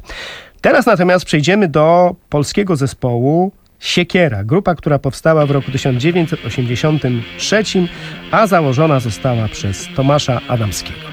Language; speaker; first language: Polish; native; Polish